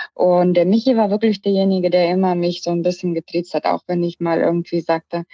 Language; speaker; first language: German; early bilingual, other home language; Russian